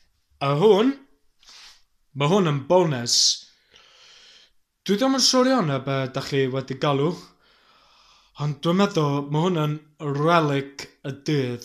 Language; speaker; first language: Welsh; non-native, learner; English